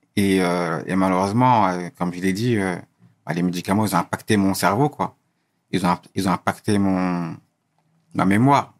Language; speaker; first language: French; native; French